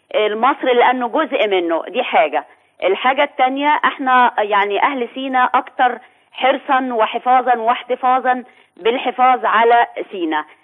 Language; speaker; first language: Arabic; native; Arabic